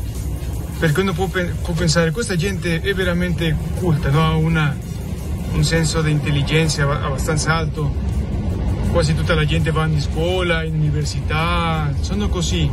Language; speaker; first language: Italian; non-native, fluent; Spanish